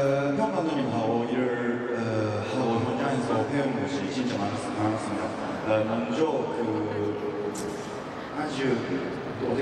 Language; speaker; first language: Korean; non-native, fluent; Japanese